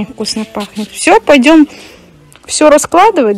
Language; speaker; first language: Russian; native; Russian